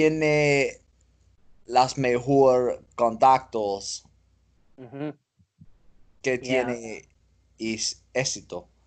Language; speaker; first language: Spanish; non-native, learner; English